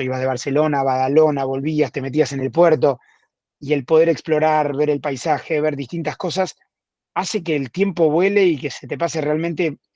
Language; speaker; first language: Spanish; native; Spanish